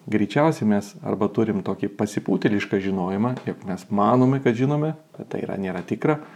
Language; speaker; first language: Lithuanian; native; Lithuanian